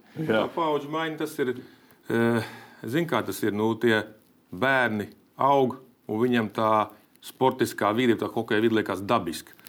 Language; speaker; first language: Latvian; native; Latvian